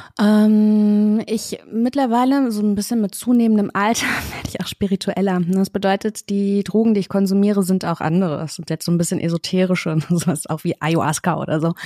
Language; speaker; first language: German; native; German